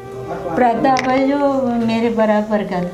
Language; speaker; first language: Hindi; early bilingual, other home language; Nepali